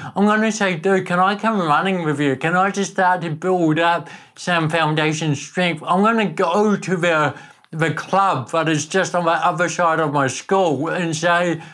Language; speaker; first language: English; native; English